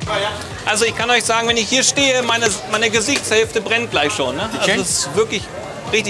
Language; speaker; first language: German; native; German